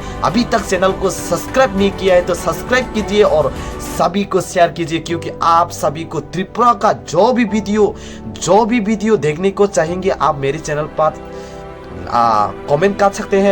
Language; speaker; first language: Hindi; non-native, local second language; Kok Borok